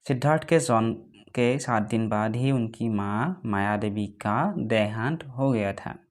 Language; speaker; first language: Hindi; non-native, local second language; Assamese